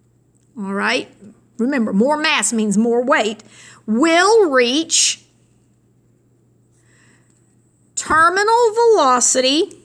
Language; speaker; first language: English; native; English